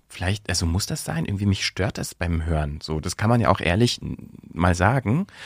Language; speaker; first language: German; native; German